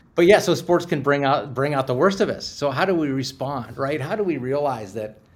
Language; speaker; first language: English; native; English